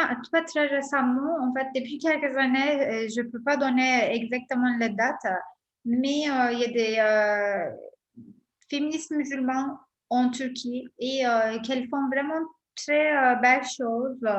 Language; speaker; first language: French; non-native, fluent; Turkish